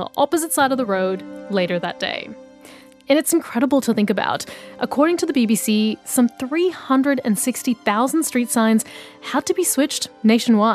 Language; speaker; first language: English; native; English